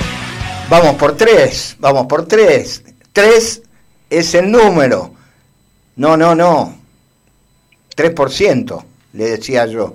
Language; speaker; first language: Spanish; native; Spanish